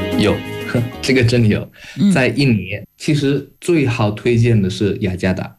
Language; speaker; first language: Chinese; non-native, fluent; Indonesian